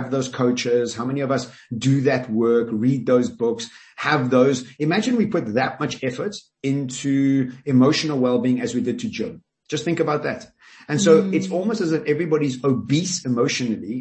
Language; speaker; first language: English; native; English